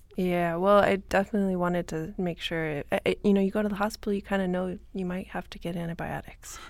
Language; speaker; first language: English; native; English